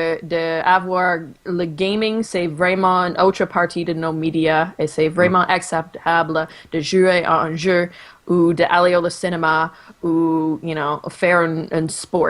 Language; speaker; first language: French; non-native, local second language; English